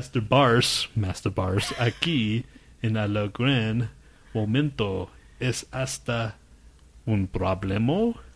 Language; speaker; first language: Spanish; non-native, learner; English